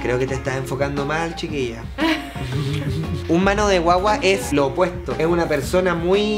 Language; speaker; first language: Spanish; native; Spanish